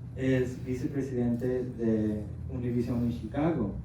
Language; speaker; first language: Spanish; early bilingual, heritage; Spanish